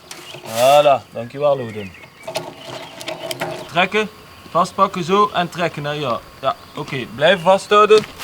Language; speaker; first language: Dutch; native; Dutch